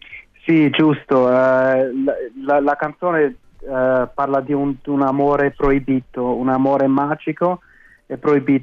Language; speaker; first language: Italian; non-native, fluent; German